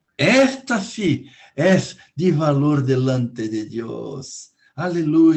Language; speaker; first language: Spanish; non-native, fluent; Portuguese